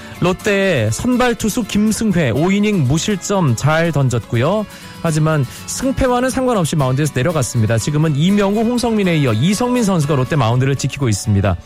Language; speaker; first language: Korean; native; Korean